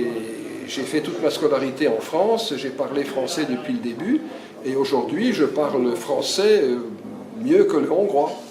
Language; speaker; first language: French; early bilingual, other home language; Hungarian